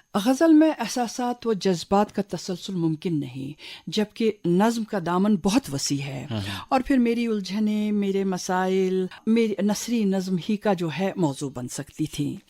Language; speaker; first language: Urdu; non-native, local second language; Kashmiri